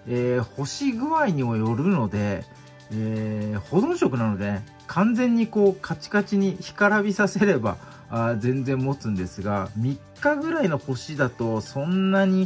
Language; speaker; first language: Japanese; native; Japanese